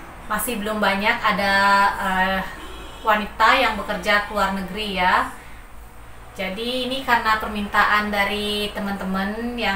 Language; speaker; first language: Indonesian; non-native, local second language; Balinese